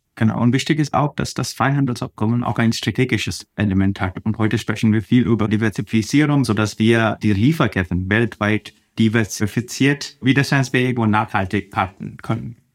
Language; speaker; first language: German; non-native, fluent; Telugu